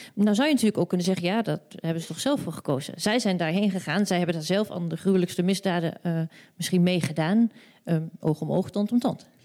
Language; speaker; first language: Dutch; native; Dutch